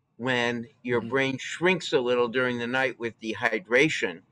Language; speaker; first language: English; native; English